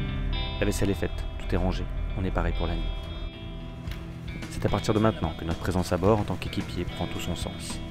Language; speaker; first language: French; native; French